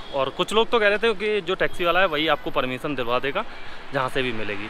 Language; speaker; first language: Hindi; native; Hindi